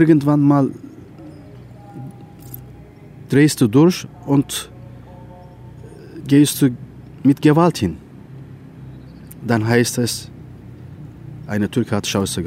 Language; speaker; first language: German; non-native, fluent; Turkish